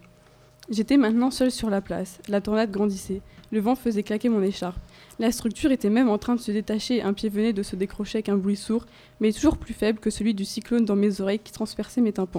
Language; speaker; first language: French; native; French